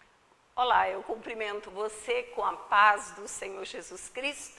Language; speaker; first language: Portuguese; native; Portuguese